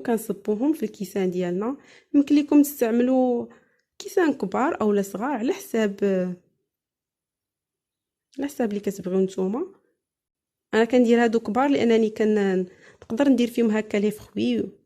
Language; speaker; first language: Arabic; native; Arabic